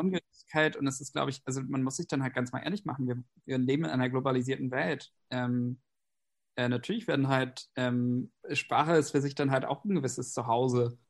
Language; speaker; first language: German; non-native, fluent; English